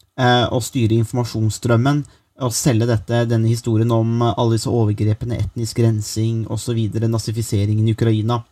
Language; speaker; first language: Norwegian; native; Norwegian